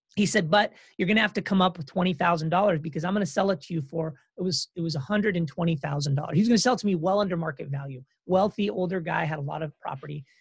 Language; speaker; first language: English; native; English